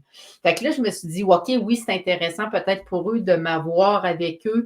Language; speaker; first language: French; native; French